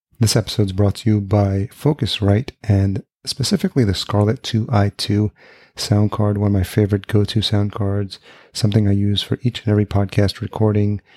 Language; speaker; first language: English; early bilingual, other home language; Spanish